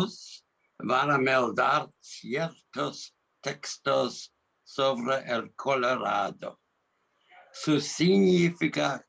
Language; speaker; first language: Spanish; non-native, learner; English